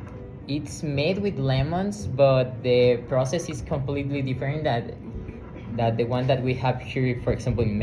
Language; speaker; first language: English; non-native, learner; Spanish